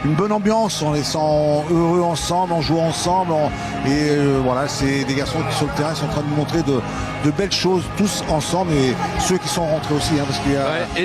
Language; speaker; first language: French; native; French